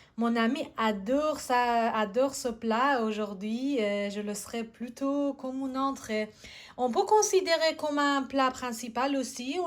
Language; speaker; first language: French; non-native, fluent; Persian